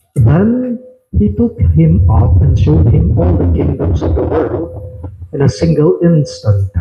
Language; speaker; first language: English; non-native, local second language; Filipino